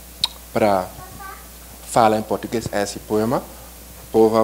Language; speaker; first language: Portuguese; non-native, learner; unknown